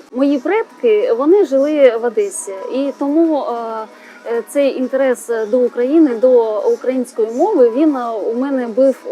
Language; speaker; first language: Ukrainian; non-native, fluent; Russian